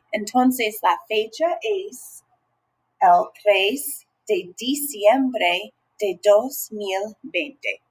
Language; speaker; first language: Spanish; non-native, fluent; English